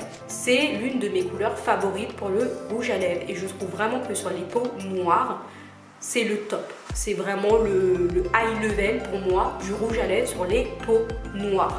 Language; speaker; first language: French; native; French